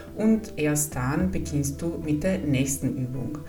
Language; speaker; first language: German; non-native, fluent; Italian